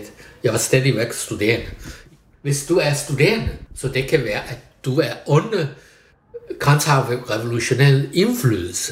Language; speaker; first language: Danish; non-native, fluent; Chinese